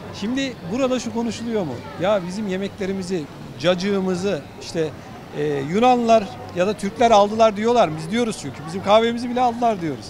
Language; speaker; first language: Turkish; native; Turkish